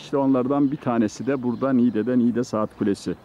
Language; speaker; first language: Turkish; native; Turkish